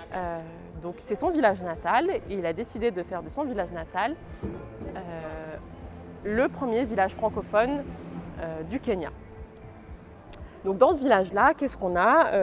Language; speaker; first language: French; native; French